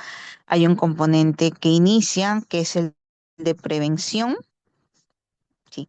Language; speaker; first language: Spanish; native; Spanish